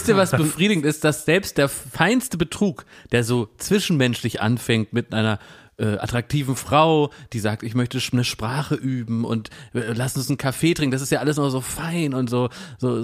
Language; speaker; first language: German; native; German